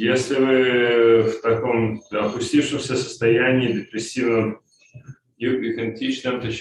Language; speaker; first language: Russian; native; Russian